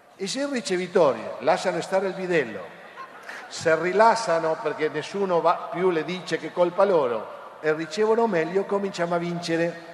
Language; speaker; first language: Italian; non-native, fluent; Spanish